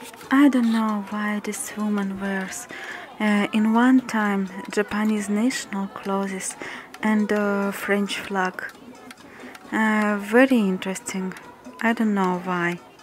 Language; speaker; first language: English; non-native, learner; Russian